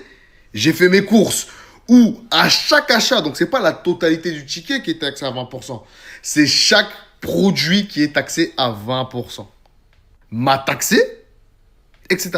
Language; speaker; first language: French; native; French